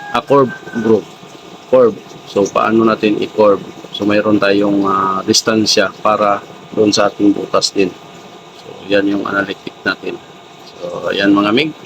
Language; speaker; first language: Filipino; non-native, local second language; Cebuano